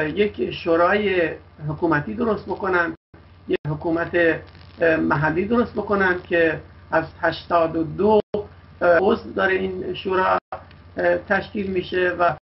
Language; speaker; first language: Persian; non-native, local second language; Kurdish